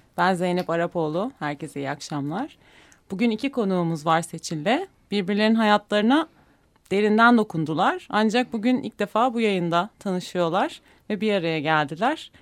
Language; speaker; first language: Turkish; native; Turkish